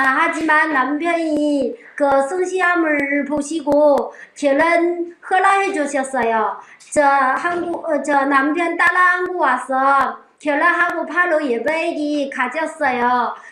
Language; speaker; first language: Korean; non-native, learner; Chinese